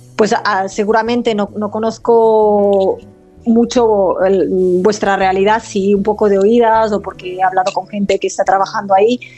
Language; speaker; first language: Spanish; non-native, local second language; Catalan